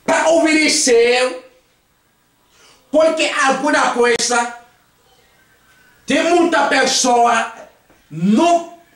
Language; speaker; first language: Portuguese; non-native, learner; Haitian Creole